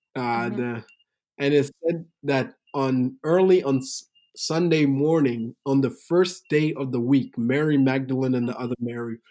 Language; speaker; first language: English; early bilingual, other home language; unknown